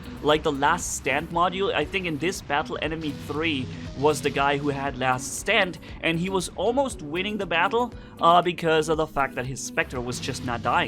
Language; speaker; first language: English; non-native, fluent; German